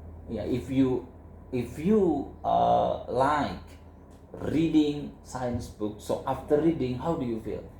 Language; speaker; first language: English; non-native, learner; Indonesian